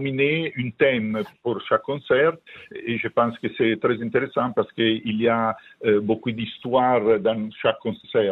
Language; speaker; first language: French; non-native, learner; Italian